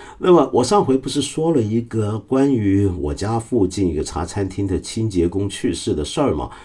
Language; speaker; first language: Chinese; non-native, local second language; Cantonese